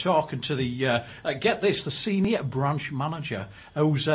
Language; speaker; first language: English; native; English